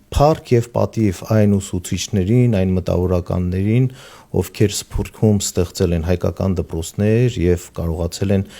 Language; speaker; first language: Armenian; native; Armenian